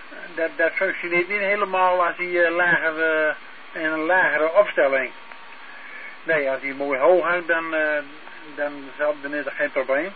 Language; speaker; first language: Dutch; native; Dutch